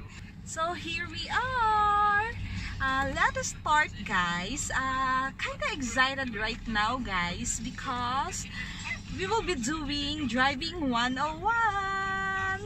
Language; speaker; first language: English; non-native, local second language; Filipino